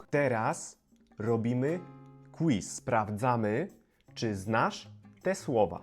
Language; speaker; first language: Polish; native; Polish